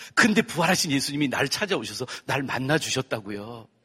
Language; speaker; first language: Korean; early bilingual, heritage; Korean